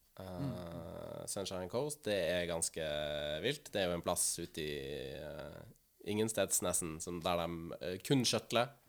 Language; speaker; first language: Norwegian; native; Norwegian